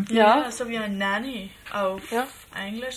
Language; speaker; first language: German; non-native, learner; English